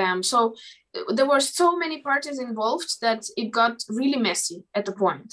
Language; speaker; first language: English; non-native, fluent; Romanian